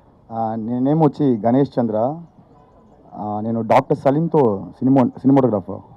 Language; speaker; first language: Telugu; non-native, learner; Tamil